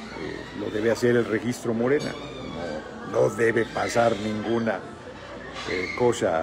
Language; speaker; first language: Spanish; native; Spanish